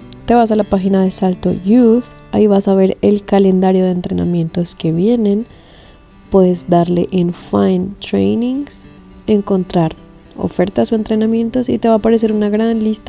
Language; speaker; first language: Spanish; native; Spanish